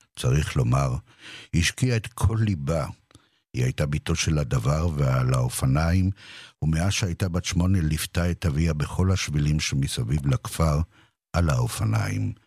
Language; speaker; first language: Hebrew; native; Hebrew